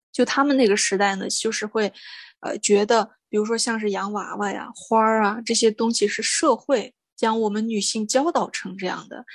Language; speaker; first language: Chinese; non-native, local second language; Mongolian